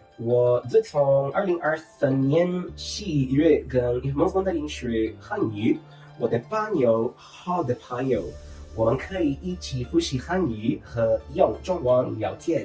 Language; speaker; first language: Chinese; non-native, learner; Portuguese